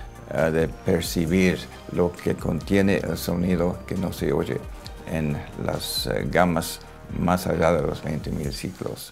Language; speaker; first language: Spanish; non-native, local second language; English